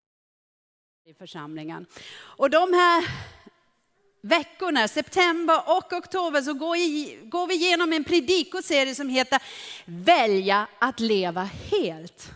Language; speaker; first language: Swedish; non-native, fluent; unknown